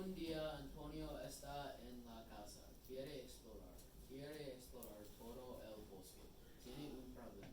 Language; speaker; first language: Spanish; non-native, learner; English